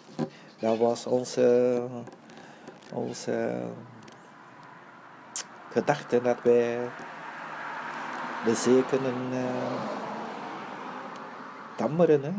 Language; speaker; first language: Dutch; early bilingual, other home language; Vietnamese